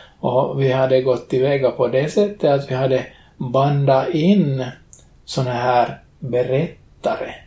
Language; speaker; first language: Swedish; native; Swedish